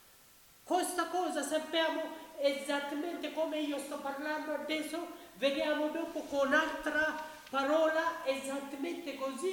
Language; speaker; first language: Italian; non-native, learner; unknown